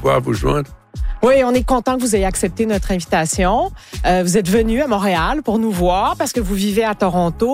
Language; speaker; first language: French; native; French